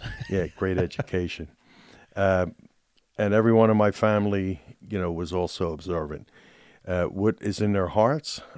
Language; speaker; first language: English; native; English